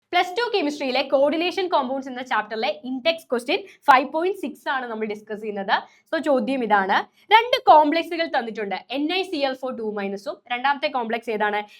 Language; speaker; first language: Malayalam; native; Malayalam